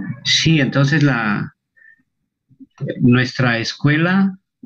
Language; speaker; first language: Spanish; non-native, local second language; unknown